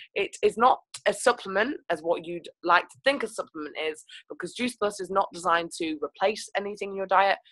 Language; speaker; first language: English; native; English